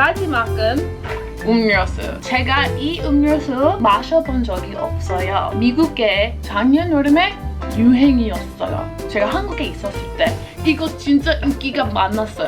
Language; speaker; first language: Korean; non-native, fluent; English